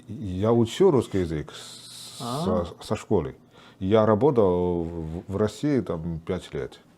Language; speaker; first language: Russian; non-native, learner; Chinese